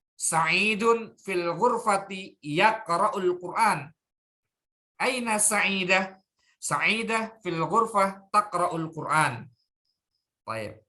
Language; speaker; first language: Arabic; non-native, fluent; Indonesian